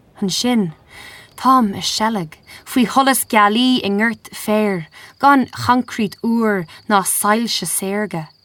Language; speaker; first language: Irish; non-native, local second language; English